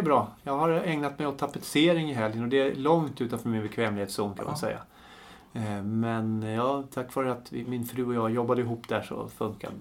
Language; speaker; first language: Swedish; native; Swedish